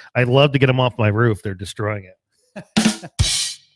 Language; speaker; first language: English; native; English